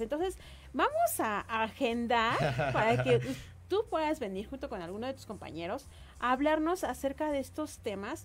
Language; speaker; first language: Spanish; native; Spanish